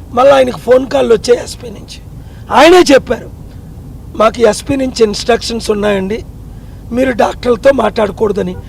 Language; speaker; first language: Telugu; native; Telugu